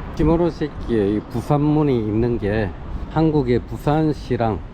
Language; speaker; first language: Korean; native; Korean